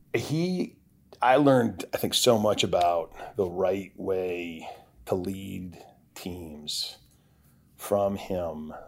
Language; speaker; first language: English; native; English